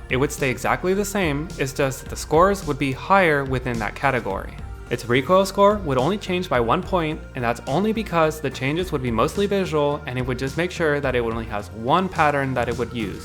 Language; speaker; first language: English; native; English